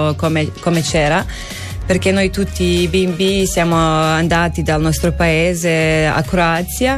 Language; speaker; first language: Italian; non-native, learner; Croatian